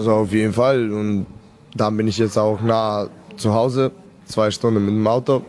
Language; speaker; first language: German; non-native, fluent; Serbian